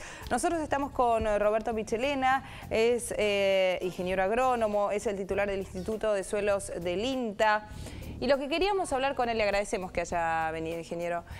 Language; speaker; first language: Spanish; native; Spanish